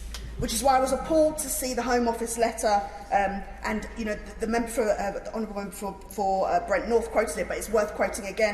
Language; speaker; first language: English; native; English